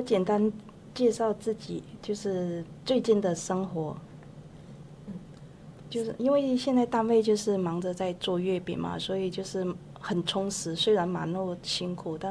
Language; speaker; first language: Chinese; non-native, local second language; Cantonese